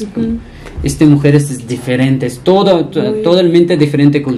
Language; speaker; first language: Spanish; non-native, learner; Punjabi